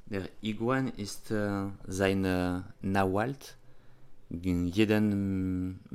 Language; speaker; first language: German; non-native, learner; French